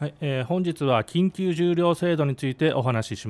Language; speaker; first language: Japanese; native; Japanese